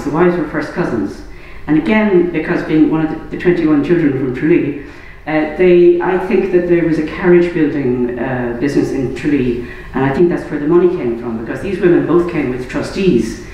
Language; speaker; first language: English; native; English